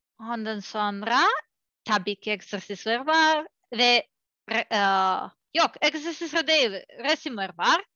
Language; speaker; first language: Turkish; non-native, learner; Serbian